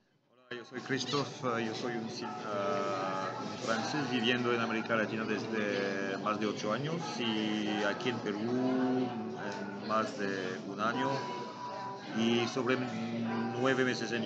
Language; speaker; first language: Spanish; non-native, learner; French